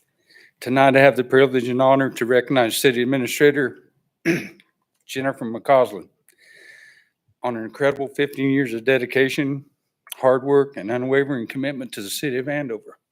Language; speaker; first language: English; native; English